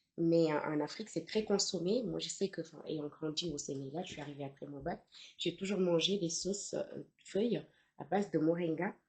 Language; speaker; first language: French; non-native, local second language; Wolof